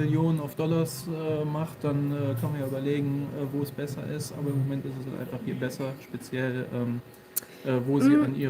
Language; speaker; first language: German; native; German